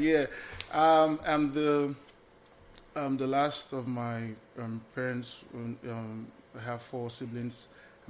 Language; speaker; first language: English; non-native, local second language; Igbo